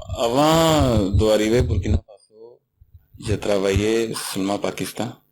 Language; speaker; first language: French; non-native, learner; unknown